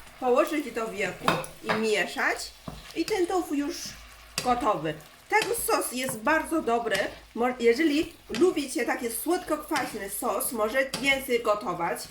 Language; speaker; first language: Polish; non-native, learner; Chinese